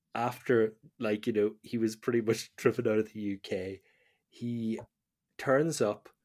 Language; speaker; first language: English; native; English